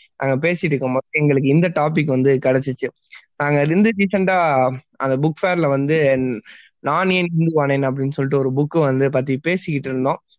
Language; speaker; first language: Tamil; native; Tamil